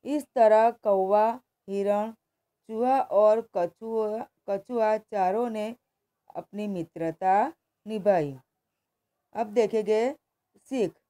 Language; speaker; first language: Hindi; non-native, local second language; Gujarati